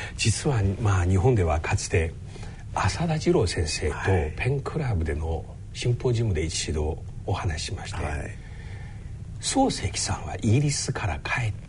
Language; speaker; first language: Japanese; non-native, fluent; Chinese